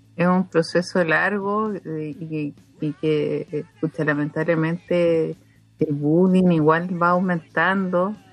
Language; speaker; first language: Spanish; non-native, local second language; Aymara